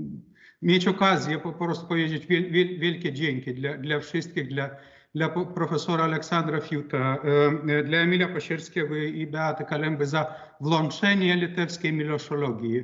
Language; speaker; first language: Polish; non-native, fluent; Lithuanian